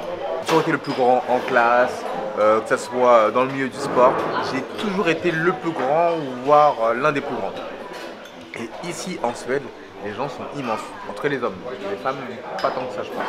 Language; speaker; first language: French; native; French